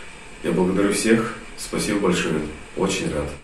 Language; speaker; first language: Russian; native; Russian